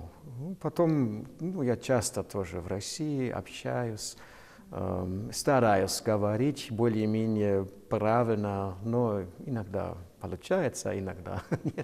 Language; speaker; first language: Russian; non-native, fluent; German